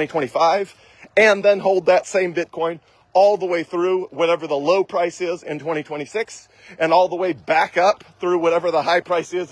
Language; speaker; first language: English; native; English